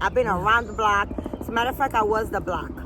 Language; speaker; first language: English; native; English